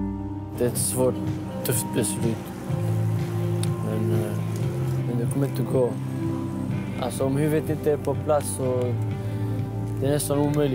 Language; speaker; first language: Swedish; non-native, local second language; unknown